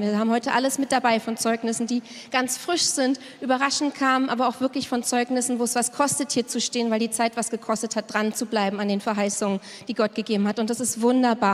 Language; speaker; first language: German; native; German